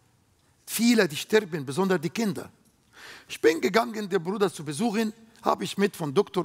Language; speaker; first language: German; non-native, fluent; Arabic